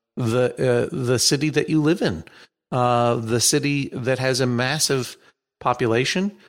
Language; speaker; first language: English; native; English